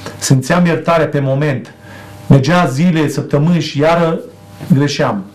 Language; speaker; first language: Romanian; native; Romanian